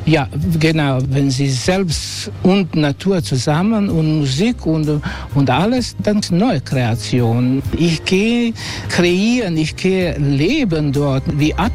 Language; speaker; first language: German; non-native, learner; Croatian